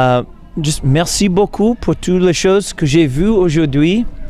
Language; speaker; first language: French; non-native, learner; English